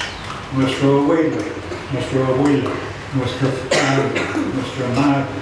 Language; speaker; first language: Spanish; non-native, fluent; English